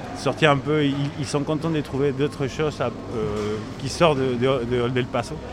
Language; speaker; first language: French; non-native, fluent; Spanish